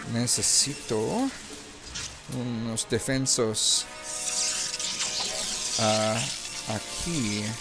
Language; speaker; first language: Spanish; non-native, learner; English